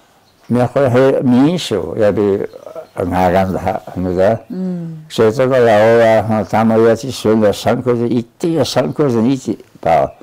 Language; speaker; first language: Chinese; non-native, local second language; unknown